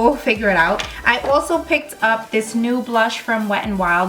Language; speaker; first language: English; native; English